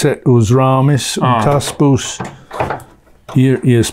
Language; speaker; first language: Latvian; non-native, learner; English